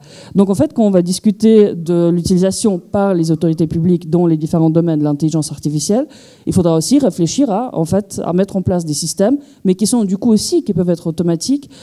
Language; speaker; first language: French; native; French